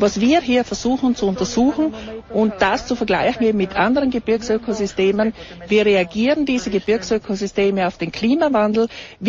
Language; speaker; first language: German; native; German